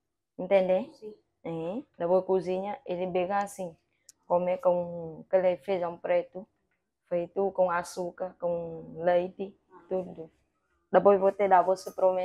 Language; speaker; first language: Portuguese; non-native, learner; Vietnamese